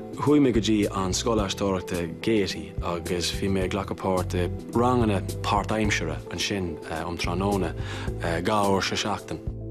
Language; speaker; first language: Irish; non-native, local second language; English